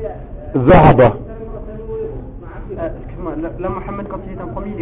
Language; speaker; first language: Arabic; non-native, learner; French